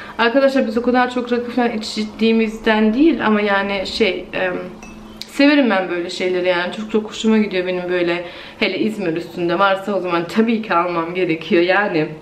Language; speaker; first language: Turkish; early bilingual, heritage; Turkish